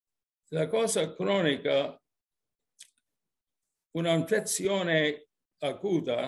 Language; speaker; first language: Italian; early bilingual, heritage; English